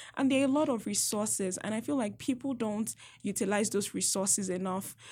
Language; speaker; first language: English; non-native, local second language; Yoruba